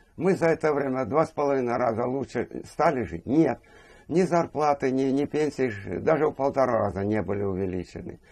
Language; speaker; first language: Russian; native; Russian